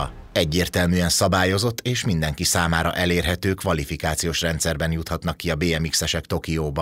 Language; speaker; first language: Hungarian; native; Hungarian